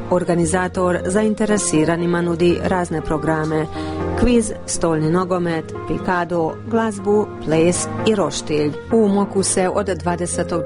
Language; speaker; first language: Croatian; early bilingual, heritage; Croatian